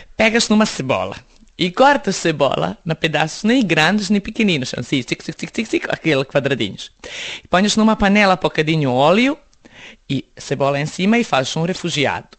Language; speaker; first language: Portuguese; non-native, fluent; Serbian